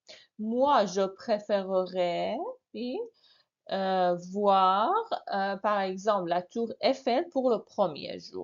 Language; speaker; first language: French; non-native, fluent; Persian